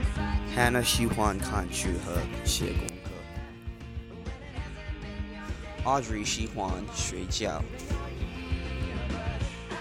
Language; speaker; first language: Chinese; non-native, learner; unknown